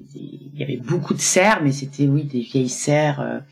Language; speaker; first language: French; native; French